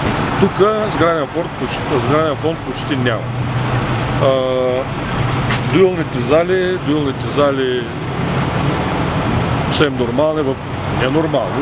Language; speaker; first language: Bulgarian; native; Bulgarian